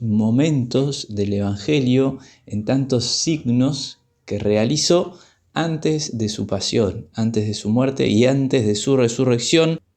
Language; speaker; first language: Spanish; native; Spanish